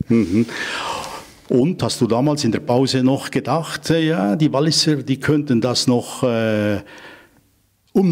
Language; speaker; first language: German; native; German